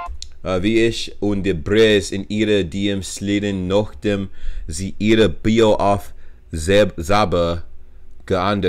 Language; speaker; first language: German; non-native, learner; English